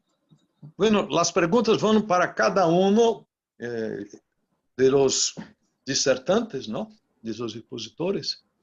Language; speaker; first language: Spanish; non-native, local second language; Portuguese